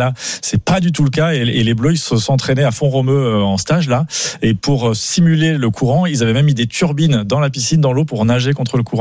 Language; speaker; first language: French; native; French